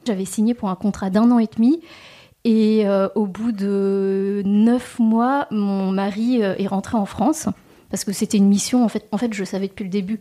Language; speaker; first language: French; native; French